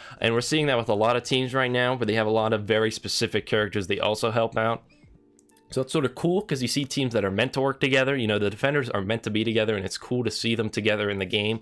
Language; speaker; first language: English; native; English